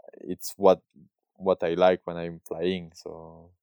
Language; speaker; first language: English; non-native, learner; French